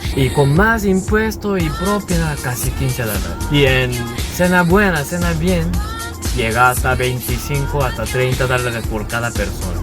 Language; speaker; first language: Spanish; non-native, learner; Korean